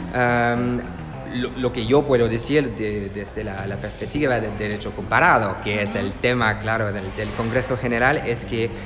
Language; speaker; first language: Spanish; non-native, learner; French